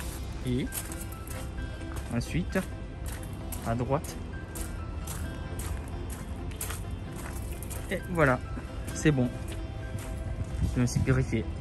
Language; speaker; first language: French; non-native, fluent; Japanese